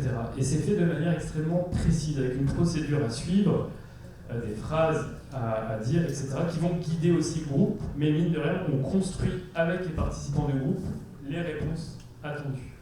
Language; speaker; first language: French; native; French